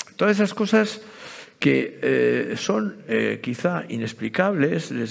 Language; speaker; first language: Spanish; native; Spanish